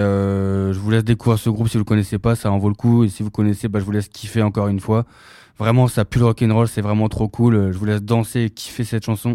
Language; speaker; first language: French; native; French